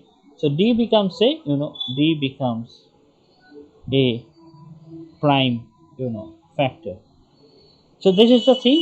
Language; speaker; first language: English; non-native, local second language; Bangla